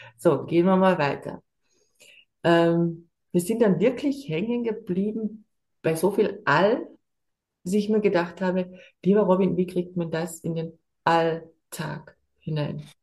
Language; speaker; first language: German; native; German